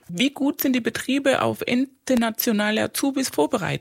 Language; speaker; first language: German; non-native, fluent; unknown